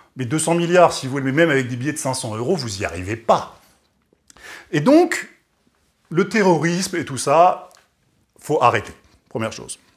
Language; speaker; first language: French; native; French